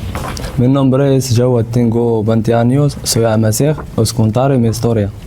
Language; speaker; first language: Spanish; non-native, learner; Central Atlas Tamazight